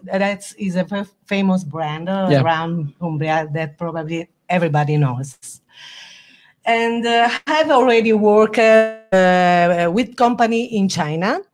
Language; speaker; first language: English; non-native, learner; Italian